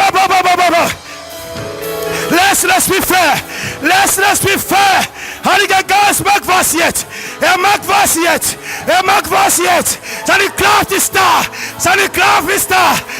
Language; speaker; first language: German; non-native, learner; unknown